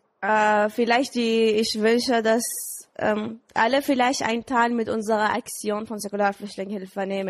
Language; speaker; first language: German; non-native, learner; Arabic